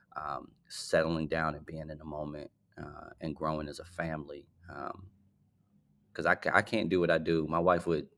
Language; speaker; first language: English; native; English